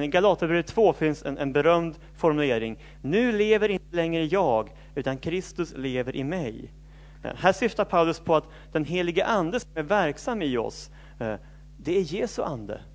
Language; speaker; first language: Swedish; native; Swedish